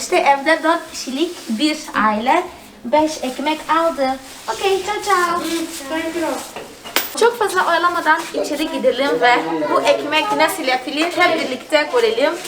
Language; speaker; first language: Turkish; non-native, fluent; Portuguese